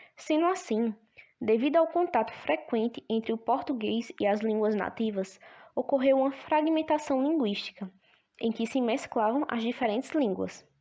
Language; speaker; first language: Portuguese; native; Portuguese